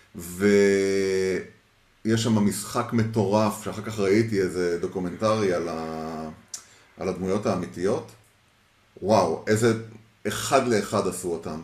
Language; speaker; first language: Hebrew; early bilingual, heritage; Hebrew